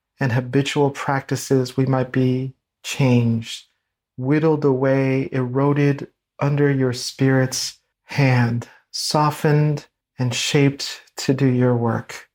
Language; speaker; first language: English; native; English